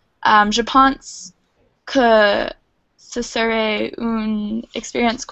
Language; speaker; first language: French; non-native, learner; English